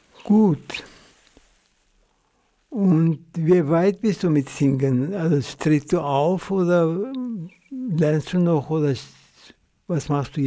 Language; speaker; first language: German; non-native, fluent; Kurdish